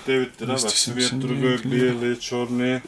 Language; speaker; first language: Russian; non-native, local second language; Turkish